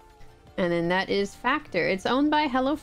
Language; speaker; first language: English; native; English